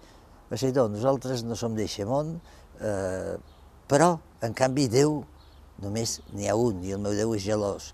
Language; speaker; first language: Catalan; native; Catalan